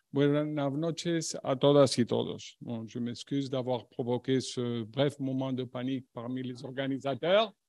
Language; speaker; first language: French; non-native, fluent; Spanish